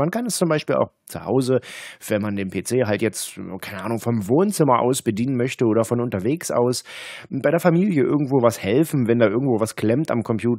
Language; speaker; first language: German; native; German